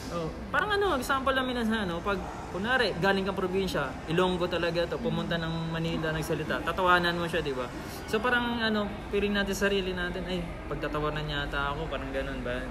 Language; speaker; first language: Filipino; non-native, local second language; Hiligaynon